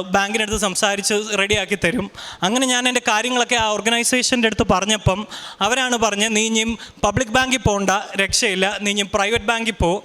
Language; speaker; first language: Malayalam; early bilingual, heritage; Malayalam